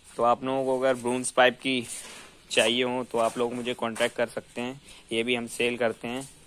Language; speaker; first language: Hindi; native; Hindi